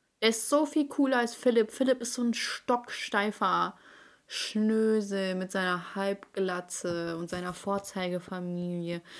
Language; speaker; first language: German; early bilingual, other home language; Ukrainian